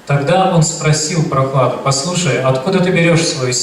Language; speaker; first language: Russian; native; Russian